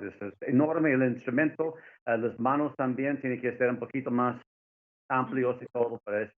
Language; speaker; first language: Spanish; non-native, fluent; English